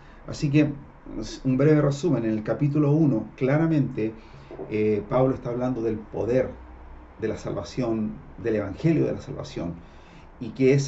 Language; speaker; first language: Spanish; native; Spanish